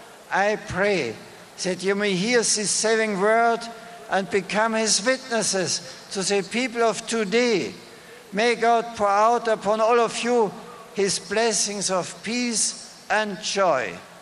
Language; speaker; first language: English; non-native, fluent; German